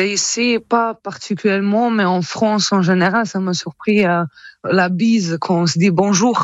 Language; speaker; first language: French; non-native, fluent; Croatian